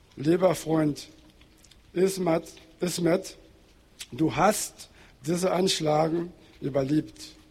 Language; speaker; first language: German; non-native, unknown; Portuguese